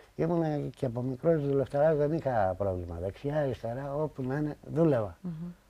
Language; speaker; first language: Greek; native; Greek